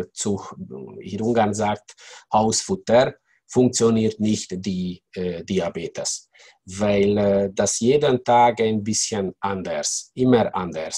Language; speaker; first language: German; non-native, learner; Hungarian